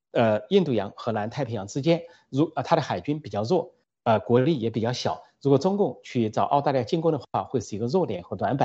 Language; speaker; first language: Chinese; native; Chinese